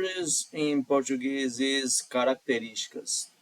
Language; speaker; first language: English; non-native, learner; Portuguese